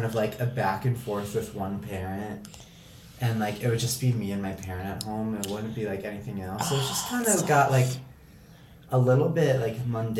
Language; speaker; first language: English; native; English